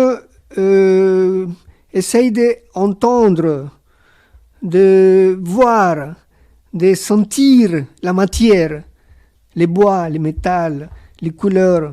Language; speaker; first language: French; non-native, fluent; Spanish